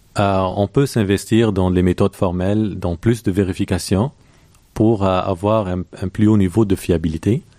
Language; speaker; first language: French; non-native, local second language; Arabic